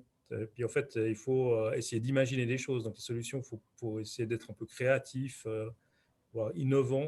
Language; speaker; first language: French; native; French